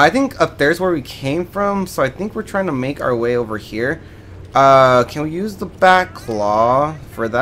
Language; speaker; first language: English; native; English